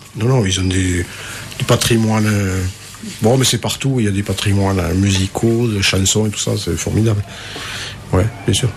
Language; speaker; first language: French; native; French